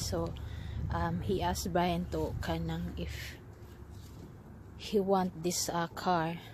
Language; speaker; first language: English; non-native, local second language; Cebuano